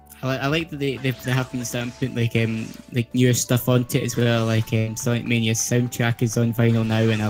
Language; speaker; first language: English; native; English